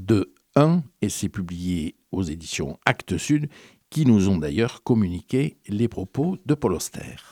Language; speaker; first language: French; native; French